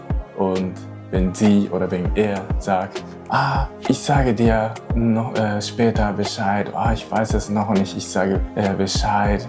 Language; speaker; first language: German; non-native, learner; Japanese